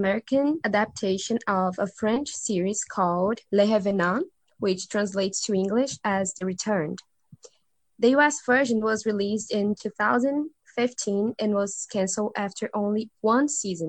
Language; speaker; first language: English; non-native, fluent; Portuguese